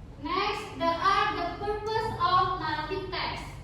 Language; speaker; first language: English; non-native, learner; Indonesian